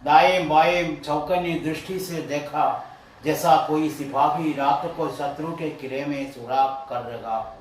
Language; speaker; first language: Hindi; non-native, local second language; Malayalam